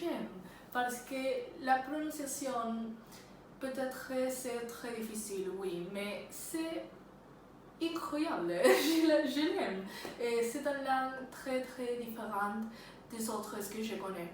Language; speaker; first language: French; non-native, learner; Spanish